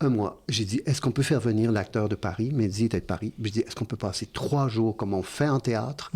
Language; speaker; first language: French; native; French